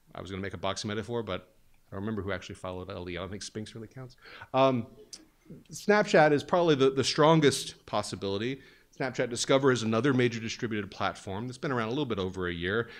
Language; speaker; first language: English; native; English